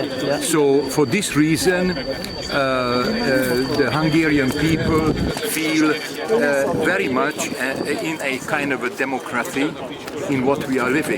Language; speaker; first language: English; non-native, fluent; Hungarian